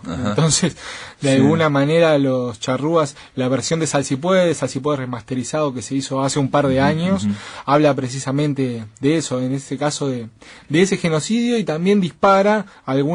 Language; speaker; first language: Spanish; native; Spanish